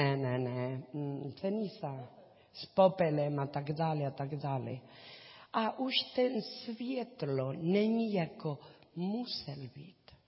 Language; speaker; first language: Czech; non-native, learner; Spanish